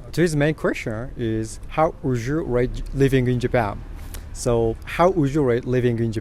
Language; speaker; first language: English; non-native, learner; Japanese